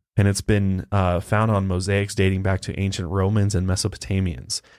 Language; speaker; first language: English; native; English